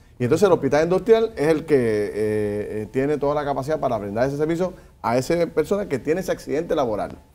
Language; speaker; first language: Spanish; native; Spanish